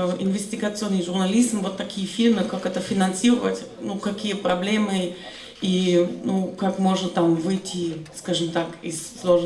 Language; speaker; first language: Russian; non-native, fluent; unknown